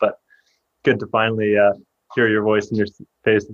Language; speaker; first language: English; native; English